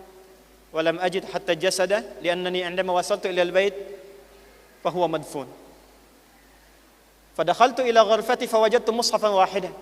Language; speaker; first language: Arabic; non-native, fluent; Indonesian